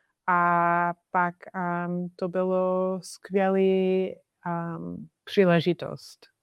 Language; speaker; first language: Czech; non-native, fluent; English